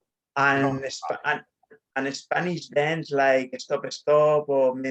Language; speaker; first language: English; non-native, learner; Spanish